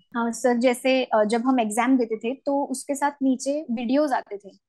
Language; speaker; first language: Hindi; non-native, local second language; Marathi